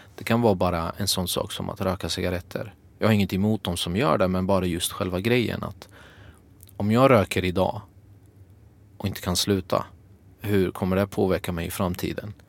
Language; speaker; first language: Swedish; early bilingual, other home language; Kurdish